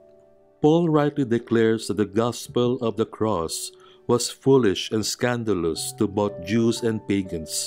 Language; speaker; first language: English; non-native, local second language; Filipino